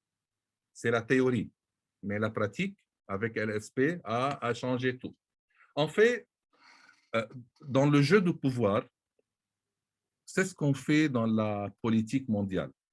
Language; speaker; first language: French; non-native, local second language; Arabic